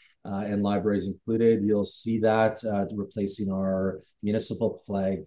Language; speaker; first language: English; native; English